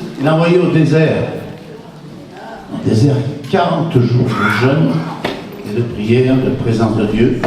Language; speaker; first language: French; native; French